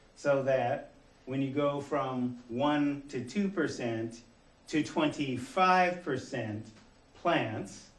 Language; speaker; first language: English; native; English